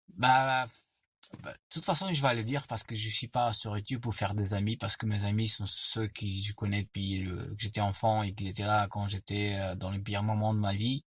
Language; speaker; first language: French; non-native, fluent; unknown